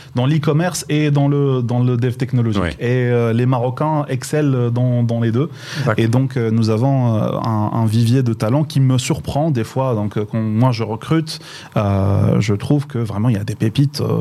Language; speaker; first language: French; non-native, local second language; Arabic